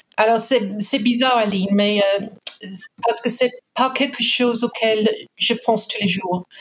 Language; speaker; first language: French; non-native, fluent; English